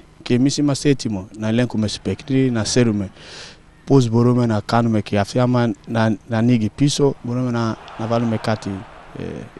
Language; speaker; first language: Greek; non-native, learner; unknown